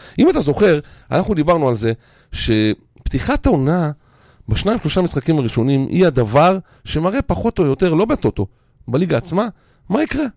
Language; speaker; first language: Hebrew; native; Hebrew